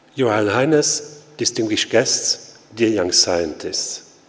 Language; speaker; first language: English; non-native, fluent; Luxembourgish